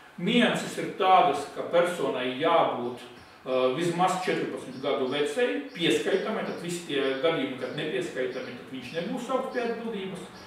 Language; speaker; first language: Latvian; native; Latvian